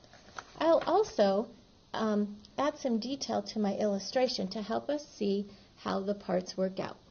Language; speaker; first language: English; native; English